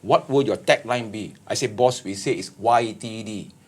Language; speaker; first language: English; non-native, local second language; Malay